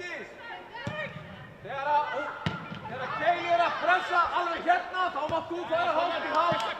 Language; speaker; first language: Icelandic; non-native, learner; Swedish